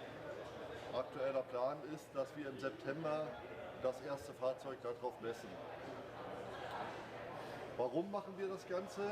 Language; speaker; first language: German; native; German